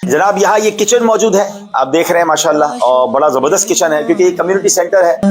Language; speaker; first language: Urdu; native; Urdu